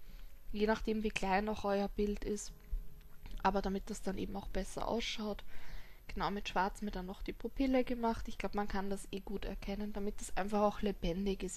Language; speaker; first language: German; native; German